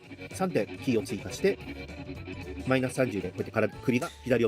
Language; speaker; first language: Japanese; native; Japanese